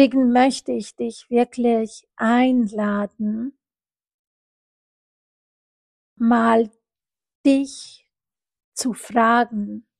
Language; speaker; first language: German; non-native, fluent; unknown